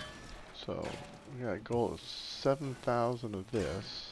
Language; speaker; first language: English; native; English